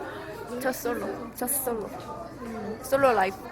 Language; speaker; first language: English; non-native, learner; Korean